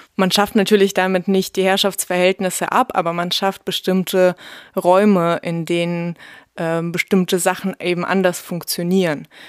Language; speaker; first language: German; early bilingual, other home language; Russian